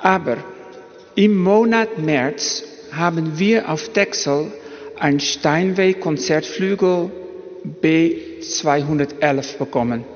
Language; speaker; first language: German; non-native, fluent; Dutch